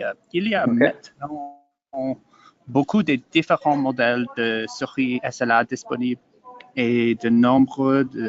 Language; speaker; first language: French; non-native, learner; English